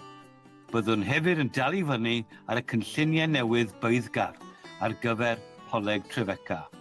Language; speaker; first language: Welsh; native; Welsh